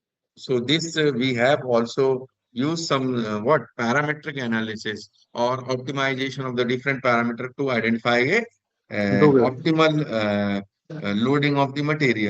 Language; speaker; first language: English; non-native, local second language; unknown